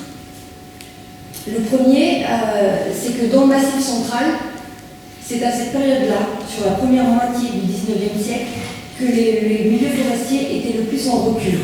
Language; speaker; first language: French; native; French